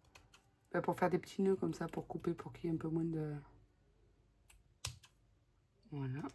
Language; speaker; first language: French; native; French